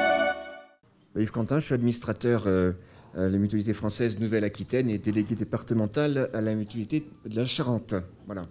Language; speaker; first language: French; native; French